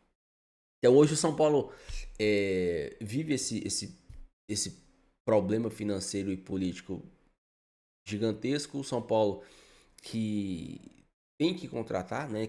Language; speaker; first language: Portuguese; native; Portuguese